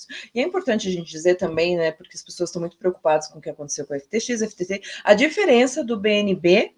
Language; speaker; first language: Portuguese; native; Portuguese